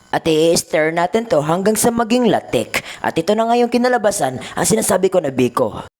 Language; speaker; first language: Filipino; non-native, local second language; Cebuano